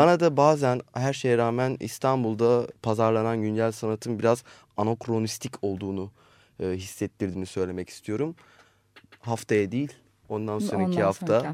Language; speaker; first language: Turkish; native; Turkish